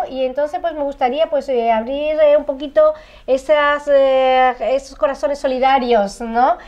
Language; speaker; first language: Spanish; native; Spanish